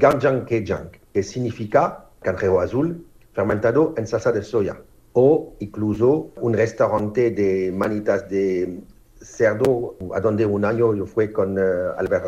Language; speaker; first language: Spanish; non-native, fluent; French